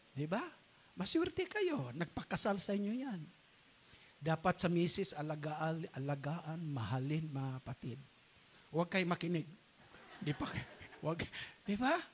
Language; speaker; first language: Filipino; non-native, local second language; Cebuano